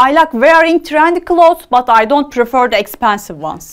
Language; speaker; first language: English; non-native, fluent; Turkish